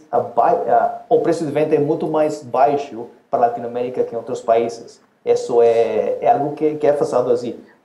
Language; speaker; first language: Portuguese; non-native, fluent; Spanish